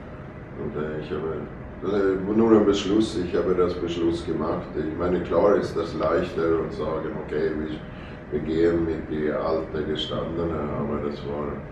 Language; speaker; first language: German; non-native, fluent; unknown